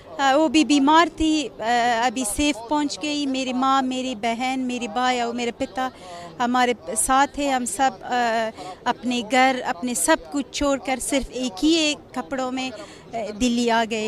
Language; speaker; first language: Hindi; non-native, learner; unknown